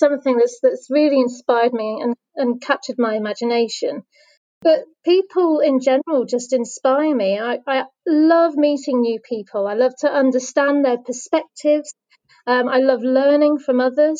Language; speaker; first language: English; native; English